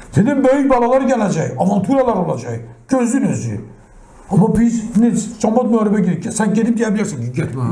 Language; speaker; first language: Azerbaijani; non-native, local second language; Talysh